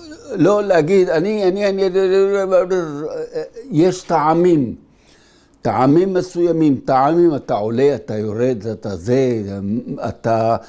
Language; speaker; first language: Hebrew; early bilingual, other home language; Arabic